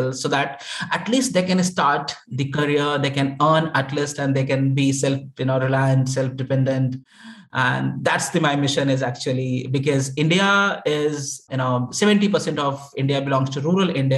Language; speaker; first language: English; non-native, local second language; Hindi